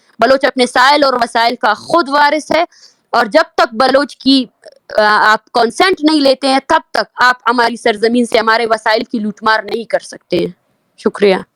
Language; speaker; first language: Urdu; non-native, local second language; Baluchi